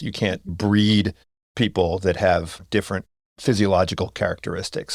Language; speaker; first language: English; native; English